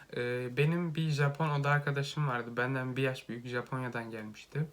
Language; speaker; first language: Turkish; native; Turkish